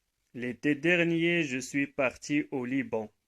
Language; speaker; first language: French; non-native, local second language; Arabic